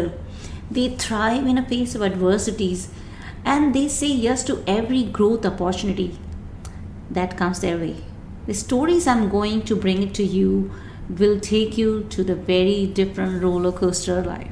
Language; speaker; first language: English; non-native, local second language; Hindi